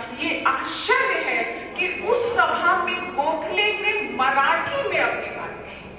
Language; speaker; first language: Hindi; native; Hindi